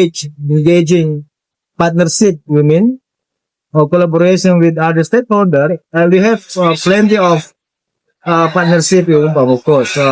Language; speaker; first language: English; non-native, fluent; Indonesian